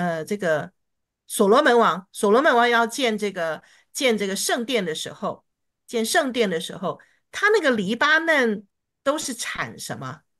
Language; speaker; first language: Chinese; native; Chinese